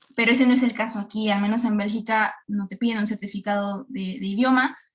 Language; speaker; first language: Spanish; native; Spanish